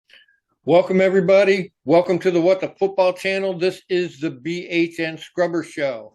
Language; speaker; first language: English; native; English